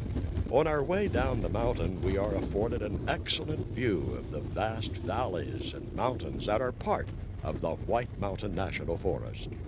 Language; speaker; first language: English; native; English